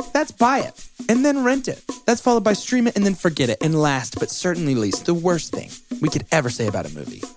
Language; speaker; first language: English; native; English